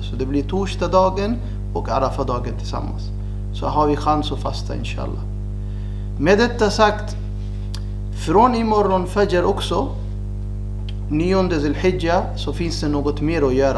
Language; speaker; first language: Swedish; non-native, fluent; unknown